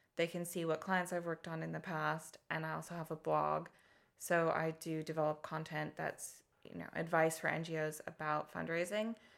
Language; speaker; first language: English; native; English